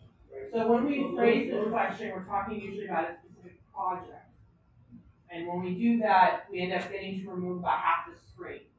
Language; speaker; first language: English; native; English